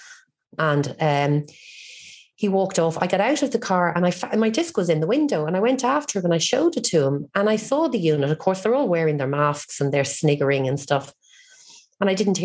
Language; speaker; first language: English; native; English